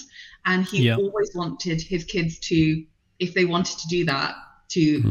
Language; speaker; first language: English; non-native, local second language; Punjabi